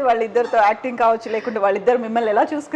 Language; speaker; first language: Telugu; native; Telugu